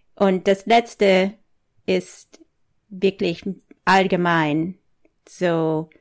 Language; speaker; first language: German; non-native, fluent; English